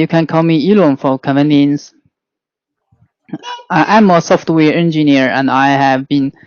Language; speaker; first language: English; non-native, learner; Chinese